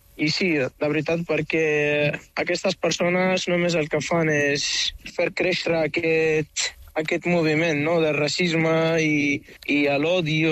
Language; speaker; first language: Catalan; non-native, fluent; Arabic